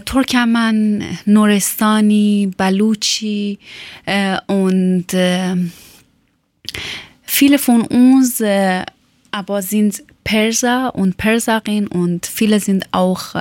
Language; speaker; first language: German; non-native, learner; Persian